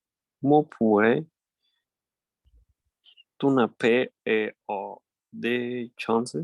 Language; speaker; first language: French; non-native, learner; Spanish